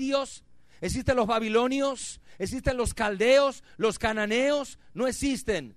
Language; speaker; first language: Spanish; native; Spanish